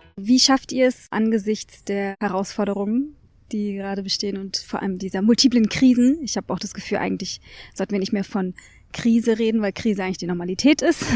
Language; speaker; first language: German; native; German